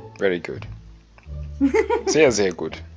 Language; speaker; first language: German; non-native, learner; English